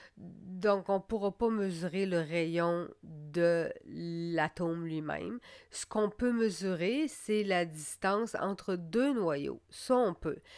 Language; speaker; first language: French; native; French